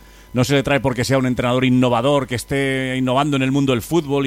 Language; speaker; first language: Spanish; native; Spanish